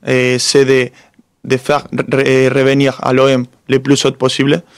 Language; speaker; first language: French; non-native, fluent; Spanish